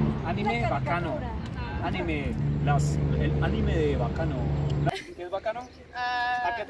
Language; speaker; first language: Spanish; native; Spanish